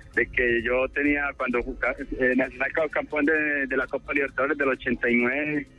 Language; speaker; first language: Spanish; native; Spanish